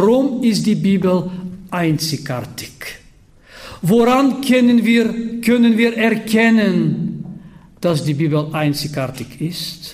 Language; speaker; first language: German; non-native, fluent; Bulgarian